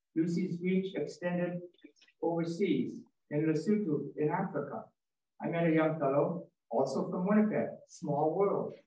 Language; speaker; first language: English; native; English